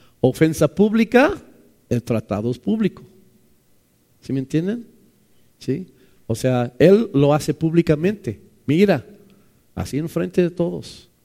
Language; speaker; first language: Spanish; non-native, fluent; English